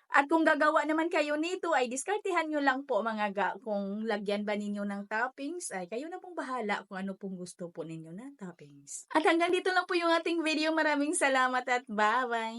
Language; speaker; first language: Filipino; native; Filipino